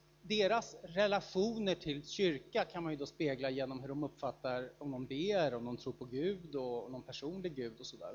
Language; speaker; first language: Swedish; native; Swedish